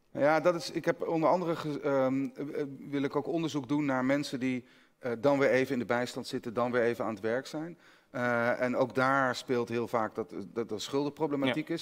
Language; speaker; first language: Dutch; native; Dutch